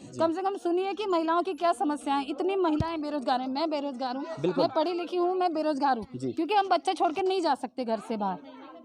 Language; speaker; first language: Hindi; native; Hindi